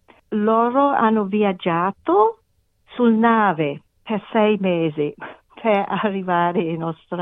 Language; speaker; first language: Italian; non-native, learner; German